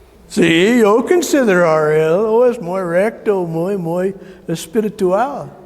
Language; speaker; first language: Spanish; non-native, learner; English